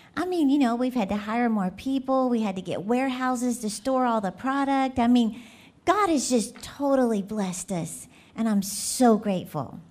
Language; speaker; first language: English; native; English